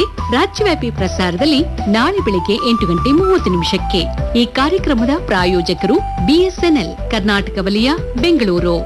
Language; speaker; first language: Kannada; native; Kannada